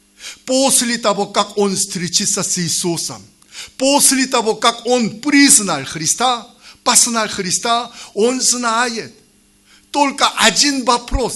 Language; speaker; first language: Russian; non-native, learner; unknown